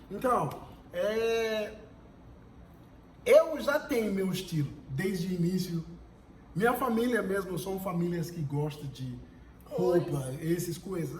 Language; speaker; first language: Portuguese; non-native, fluent; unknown